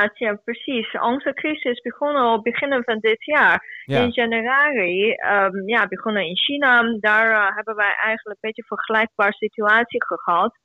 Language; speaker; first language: Dutch; non-native, fluent; Chinese